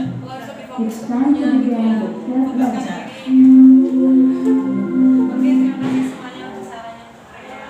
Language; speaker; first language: Indonesian; native; Indonesian